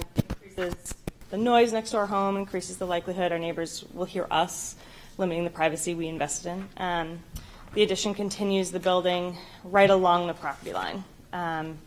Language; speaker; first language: English; native; English